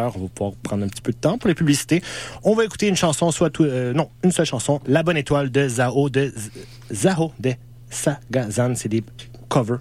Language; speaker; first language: French; native; French